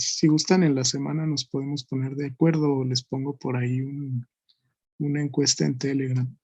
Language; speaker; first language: Spanish; native; Spanish